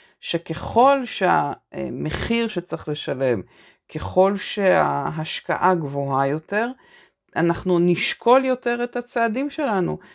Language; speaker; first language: Hebrew; native; Hebrew